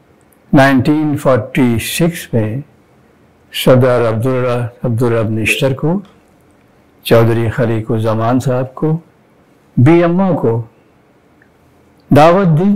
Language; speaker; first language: Urdu; native; Urdu